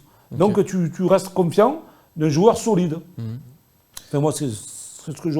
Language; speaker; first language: French; native; French